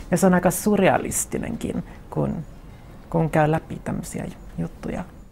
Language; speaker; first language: Finnish; non-native, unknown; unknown